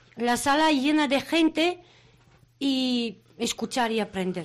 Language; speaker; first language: Spanish; non-native, fluent; Bulgarian